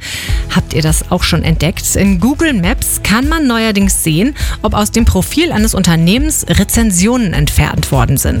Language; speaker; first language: German; native; German